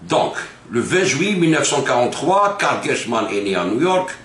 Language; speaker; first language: French; non-native, local second language; Arabic